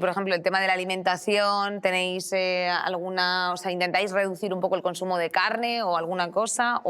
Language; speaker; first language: Spanish; native; Spanish